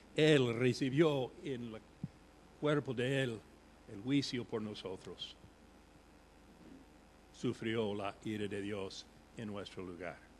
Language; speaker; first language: Spanish; non-native, fluent; English